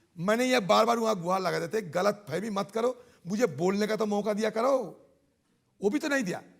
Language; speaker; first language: Hindi; non-native, local second language; Bangla